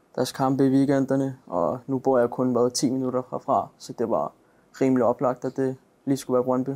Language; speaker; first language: Danish; native; Danish